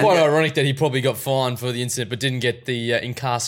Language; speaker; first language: English; native; English